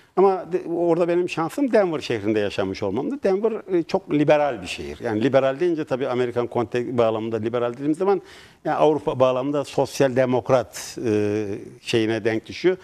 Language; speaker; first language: Turkish; native; Turkish